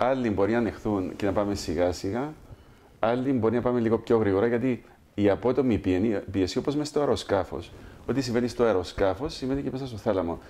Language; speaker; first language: Greek; native; Greek